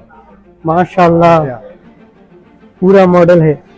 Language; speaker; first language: Hindi; non-native, learner; Bangla